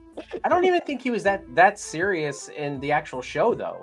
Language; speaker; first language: English; native; English